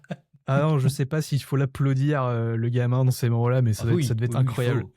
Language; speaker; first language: French; native; French